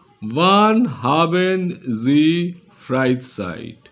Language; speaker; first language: German; non-native, learner; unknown